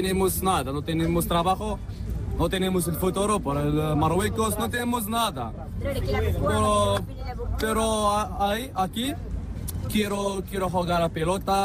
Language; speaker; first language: Spanish; non-native, learner; Arabic